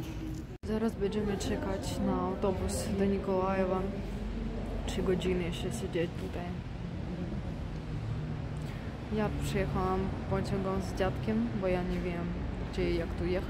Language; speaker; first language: Polish; non-native, learner; Ukrainian